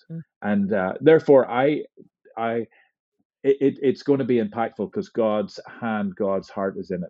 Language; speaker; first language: English; native; English